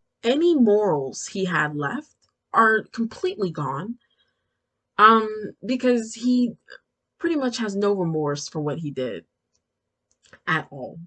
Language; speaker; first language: English; native; English